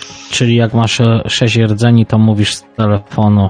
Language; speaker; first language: Polish; native; Polish